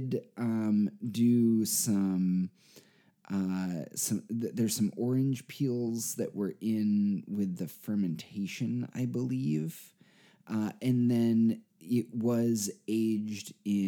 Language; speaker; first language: English; native; English